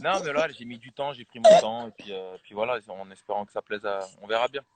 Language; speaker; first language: French; native; French